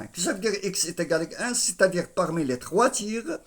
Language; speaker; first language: French; non-native, local second language; Arabic